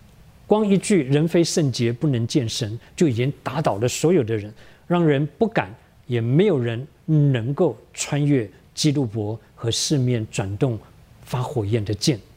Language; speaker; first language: Chinese; native; Chinese